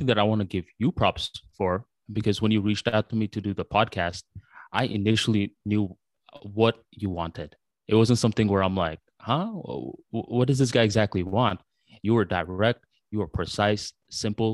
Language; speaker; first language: English; early bilingual, other home language; Bangla